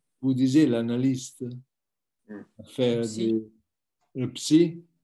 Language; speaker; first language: French; non-native, learner; Italian